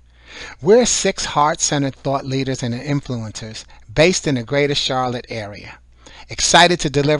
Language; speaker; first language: English; native; English